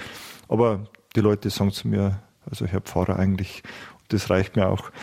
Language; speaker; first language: German; native; German